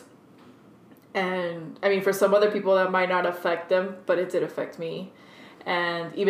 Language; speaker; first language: English; early bilingual, other home language; Spanish